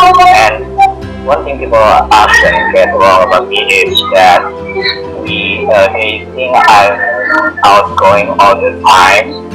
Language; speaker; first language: English; non-native, learner; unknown